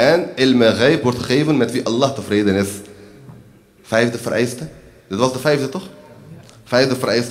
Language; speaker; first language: Dutch; early bilingual, other home language; Urdu